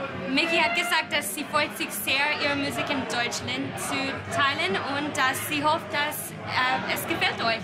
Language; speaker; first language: German; non-native, learner; English